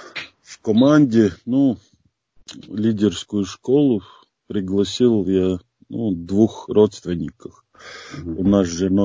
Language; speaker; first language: Russian; non-native, fluent; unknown